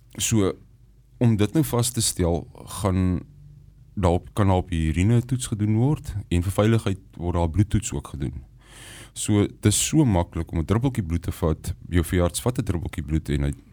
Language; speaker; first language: Afrikaans; native; Afrikaans